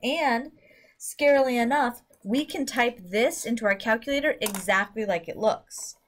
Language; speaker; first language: English; native; English